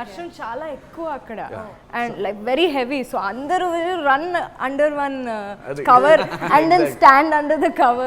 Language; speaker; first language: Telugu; non-native, local second language; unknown